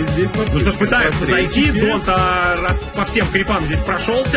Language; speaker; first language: Russian; native; Russian